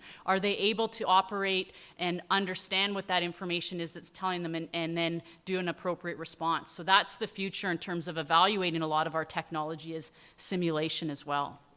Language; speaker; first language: English; native; English